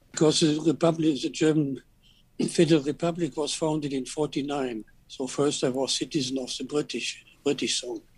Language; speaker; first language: English; non-native, fluent; German